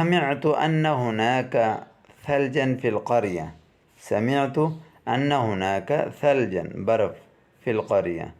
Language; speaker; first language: Arabic; non-native, fluent; Urdu